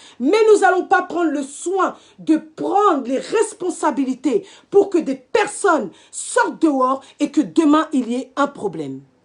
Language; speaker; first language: French; native; French